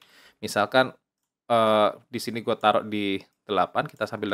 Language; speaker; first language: Indonesian; native; Indonesian